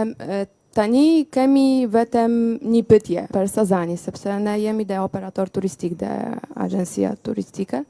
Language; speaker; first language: Albanian; non-native, learner; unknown